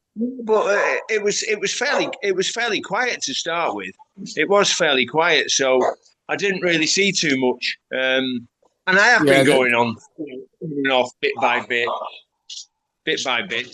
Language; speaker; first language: English; native; English